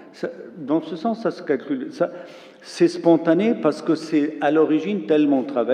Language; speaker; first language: French; non-native, local second language; Arabic